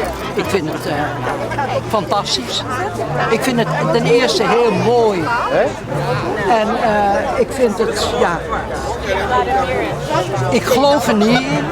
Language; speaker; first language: Dutch; native; Dutch